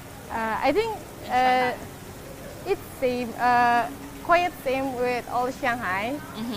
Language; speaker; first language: English; non-native, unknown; Indonesian